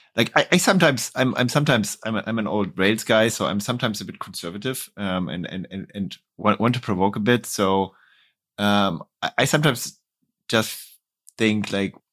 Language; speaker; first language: English; non-native, fluent; German